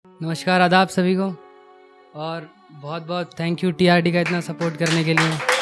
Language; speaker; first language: Hindi; native; Hindi